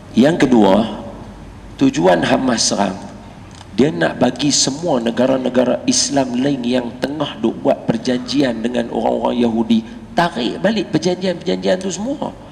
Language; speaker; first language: Malay; native; Malay